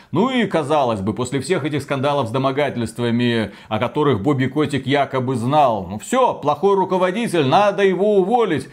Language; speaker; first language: Russian; native; Russian